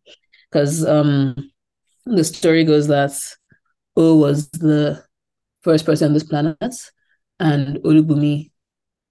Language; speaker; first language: English; non-native, local second language; Yoruba